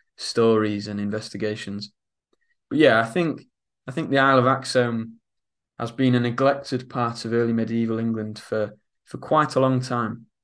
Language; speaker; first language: English; native; English